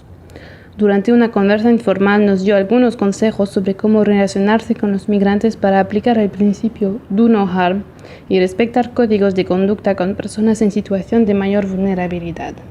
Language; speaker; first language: Spanish; non-native, fluent; Portuguese